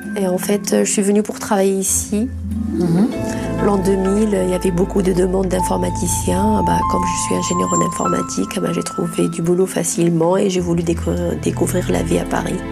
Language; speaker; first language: French; non-native, local second language; Arabic